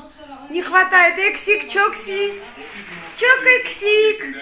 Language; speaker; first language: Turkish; non-native, learner; Russian